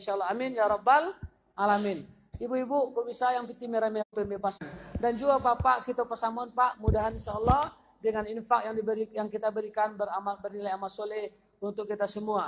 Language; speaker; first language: Indonesian; non-native, local second language; Minangkabau